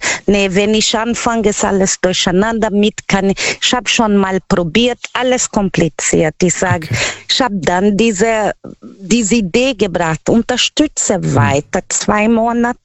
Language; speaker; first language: German; non-native, fluent; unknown